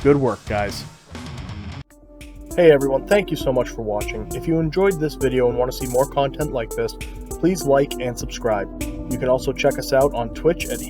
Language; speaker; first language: English; native; English